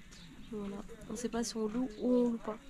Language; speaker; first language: French; native; French